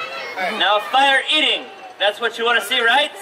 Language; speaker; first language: English; native; English